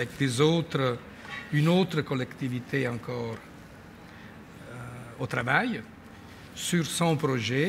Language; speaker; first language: French; non-native, fluent; Italian